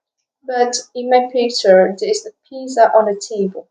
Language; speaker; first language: English; non-native, learner; Vietnamese